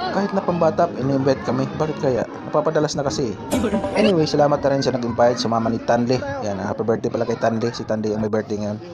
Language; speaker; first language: Filipino; non-native, local second language; Cebuano